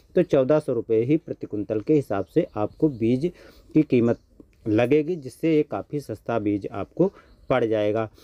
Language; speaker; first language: Hindi; native; Hindi